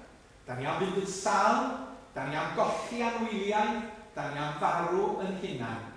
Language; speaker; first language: Welsh; native; Welsh